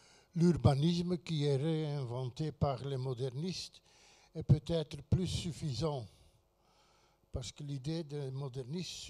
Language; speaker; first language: French; non-native, fluent; Dutch